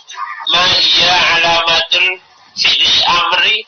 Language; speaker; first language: Arabic; non-native, learner; Indonesian